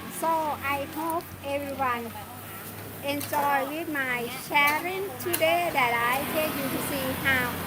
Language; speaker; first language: English; non-native, learner; Thai